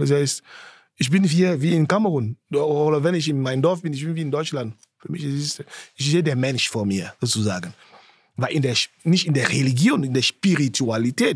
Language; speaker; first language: German; non-native, fluent; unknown